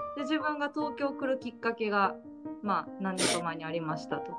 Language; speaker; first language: Japanese; native; Japanese